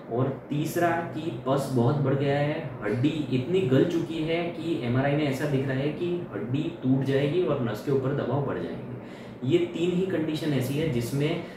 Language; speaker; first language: Hindi; non-native, local second language; Gujarati